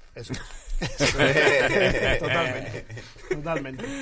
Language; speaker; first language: Spanish; native; Spanish